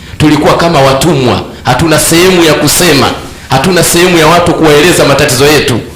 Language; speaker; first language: Swahili; native; Swahili